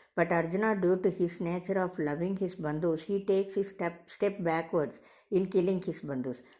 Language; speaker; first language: English; non-native, local second language; Tamil